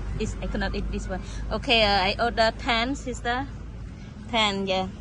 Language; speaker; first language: English; non-native, learner; Khmer